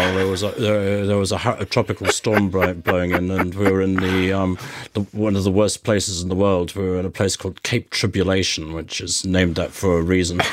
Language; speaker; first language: English; native; English